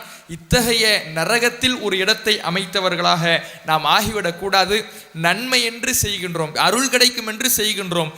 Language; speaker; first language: Tamil; native; Tamil